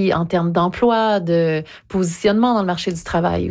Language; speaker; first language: French; native; French